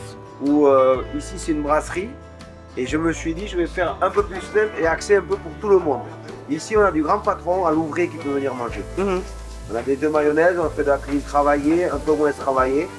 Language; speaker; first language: French; native; French